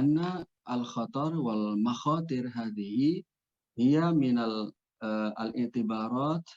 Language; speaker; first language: Arabic; non-native, fluent; Indonesian